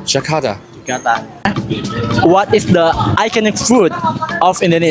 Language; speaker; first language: English; non-native, learner; Indonesian